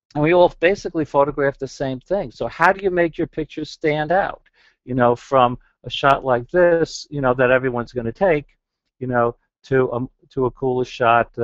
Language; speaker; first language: English; native; English